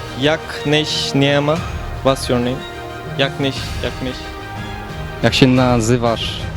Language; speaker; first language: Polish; non-native, learner; Turkish